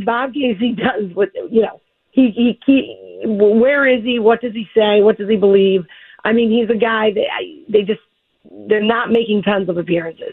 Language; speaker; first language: English; native; English